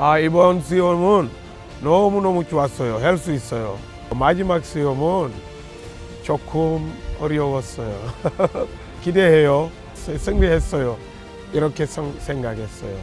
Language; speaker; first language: Korean; non-native, learner; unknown